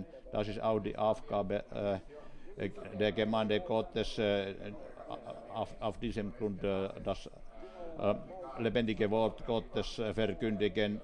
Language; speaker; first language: German; non-native, fluent; Finnish